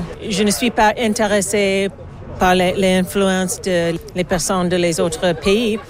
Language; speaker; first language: French; non-native, learner; English